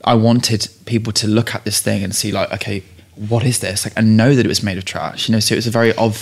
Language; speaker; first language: English; native; English